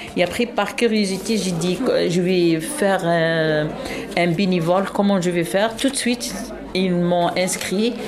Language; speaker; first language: French; non-native, local second language; Arabic